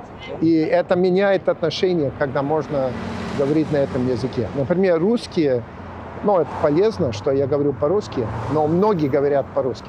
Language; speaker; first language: Russian; non-native, fluent; English